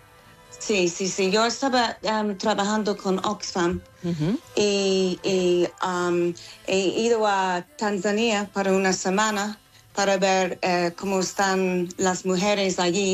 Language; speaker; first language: Spanish; non-native, fluent; English